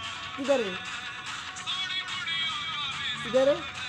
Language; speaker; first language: Hindi; non-native, learner; Bangla